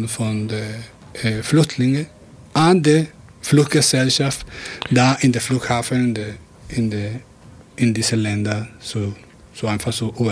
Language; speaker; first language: German; non-native, fluent; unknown